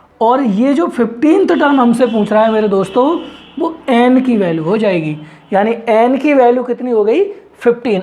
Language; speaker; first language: Hindi; native; Hindi